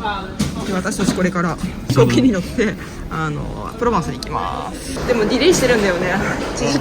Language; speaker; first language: Japanese; native; Japanese